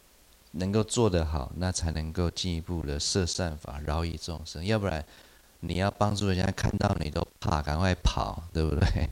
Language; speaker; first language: Chinese; native; Chinese